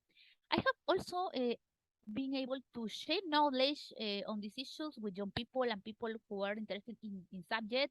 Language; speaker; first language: English; non-native, learner; Spanish